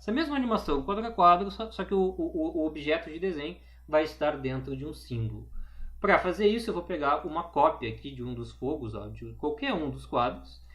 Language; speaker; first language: Portuguese; native; Portuguese